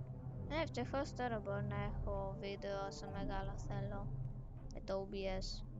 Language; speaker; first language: Greek; early bilingual, heritage; Greek